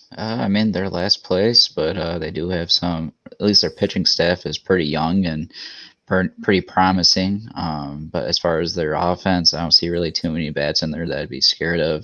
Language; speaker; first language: English; native; English